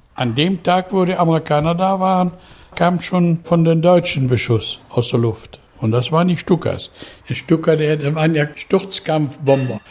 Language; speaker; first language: German; native; German